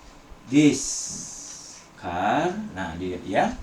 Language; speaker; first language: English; non-native, fluent; Indonesian